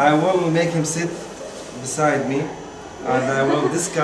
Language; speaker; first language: English; non-native, fluent; Arabic